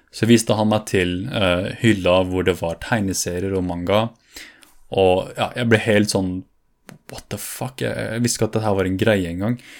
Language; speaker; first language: Norwegian; early bilingual, other home language; Kurdish